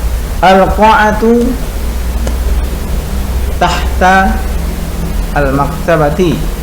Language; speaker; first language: Arabic; non-native, fluent; Indonesian